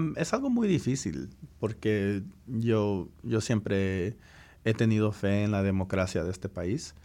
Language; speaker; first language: Spanish; early bilingual, heritage; Spanish